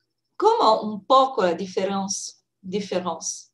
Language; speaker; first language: Portuguese; non-native, learner; French